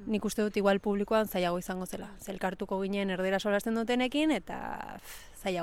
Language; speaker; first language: Basque; early bilingual, other home language; Spanish